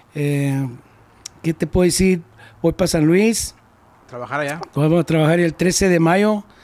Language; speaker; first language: Spanish; early bilingual, heritage; Spanish